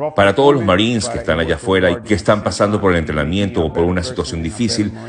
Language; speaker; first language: Spanish; native; Spanish